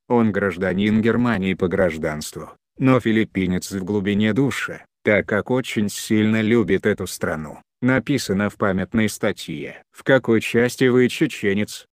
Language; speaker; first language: Russian; non-native, local second language; Chechen